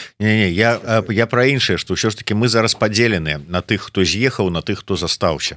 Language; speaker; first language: Belarusian; native; Belarusian